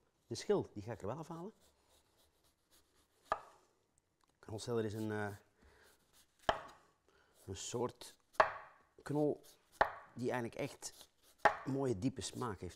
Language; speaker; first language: Dutch; native; Dutch